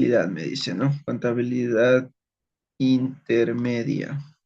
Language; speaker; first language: Spanish; native; Spanish